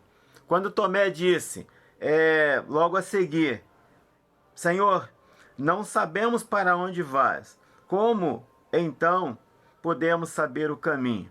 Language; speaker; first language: Portuguese; native; Portuguese